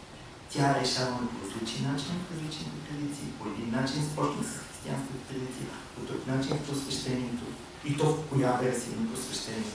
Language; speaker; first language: Bulgarian; native; Bulgarian